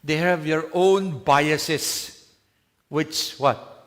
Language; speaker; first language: English; non-native, local second language; Filipino